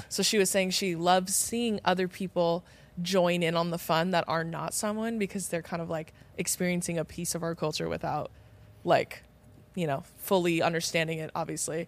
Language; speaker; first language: English; native; English